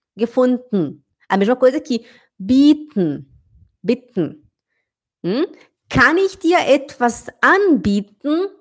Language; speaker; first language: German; non-native, fluent; Portuguese